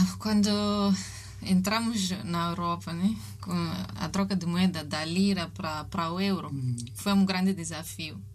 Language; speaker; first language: Portuguese; non-native, fluent; Italian